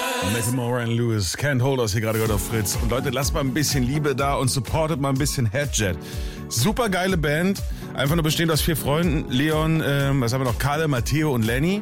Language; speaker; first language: German; native; German